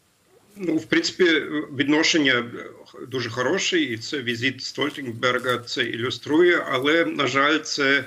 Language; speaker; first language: Ukrainian; non-native, fluent; German